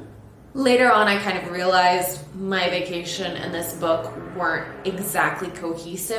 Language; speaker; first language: English; native; English